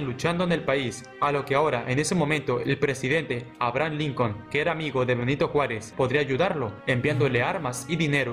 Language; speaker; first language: Spanish; native; Spanish